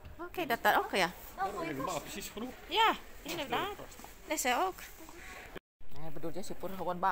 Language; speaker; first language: Dutch; non-native, learner; Indonesian